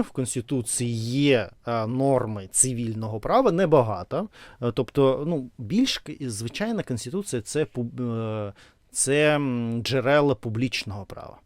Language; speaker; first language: Ukrainian; non-native, learner; Russian